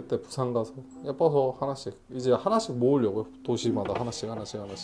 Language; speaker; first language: Korean; native; Korean